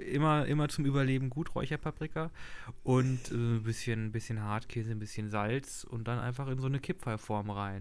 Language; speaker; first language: German; native; German